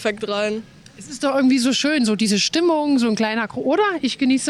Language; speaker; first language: German; native; German